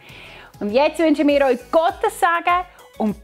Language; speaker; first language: German; native; German